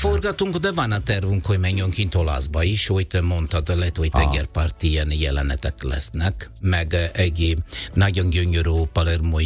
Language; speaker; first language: Hungarian; non-native, fluent; Italian